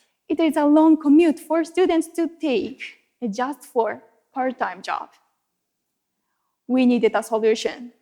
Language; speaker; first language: English; non-native, fluent; Japanese